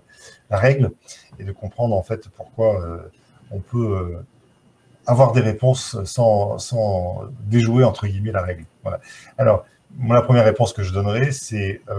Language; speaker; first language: French; native; French